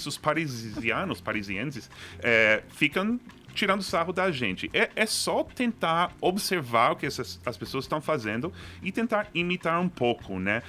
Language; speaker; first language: Portuguese; non-native, fluent; English